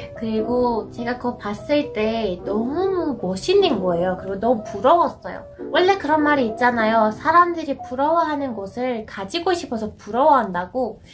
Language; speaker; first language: Korean; non-native, fluent; Persian